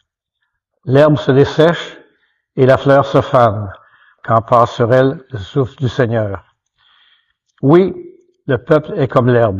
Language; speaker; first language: French; native; French